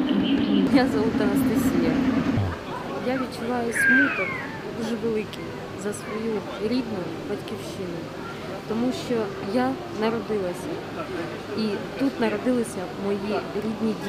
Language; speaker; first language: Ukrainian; non-native, local second language; Russian